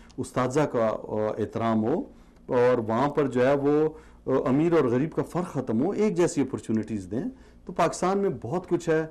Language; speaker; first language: Urdu; non-native, local second language; Pashto